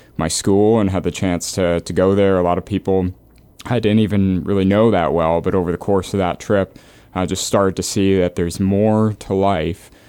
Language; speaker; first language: English; native; English